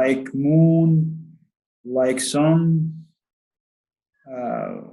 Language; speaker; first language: English; non-native, learner; Arabic